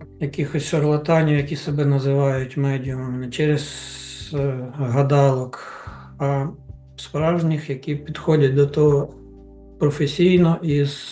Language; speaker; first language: Ukrainian; native; Ukrainian